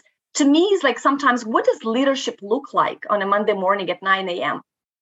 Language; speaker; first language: English; non-native, fluent; Romanian